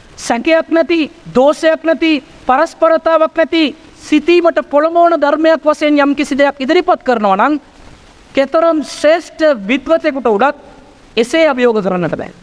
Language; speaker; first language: Sinhala; non-native, local second language; Tamil